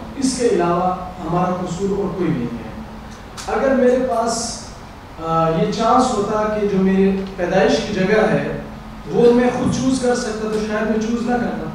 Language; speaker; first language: Urdu; non-native, local second language; Pashto